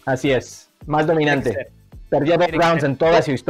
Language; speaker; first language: Spanish; native; Spanish